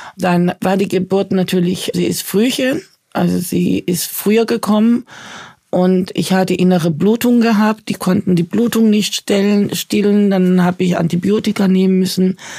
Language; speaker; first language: German; early bilingual, other home language; Turkish